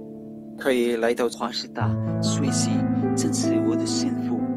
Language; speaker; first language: Chinese; non-native, fluent; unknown